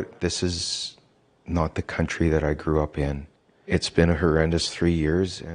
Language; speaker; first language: English; native; English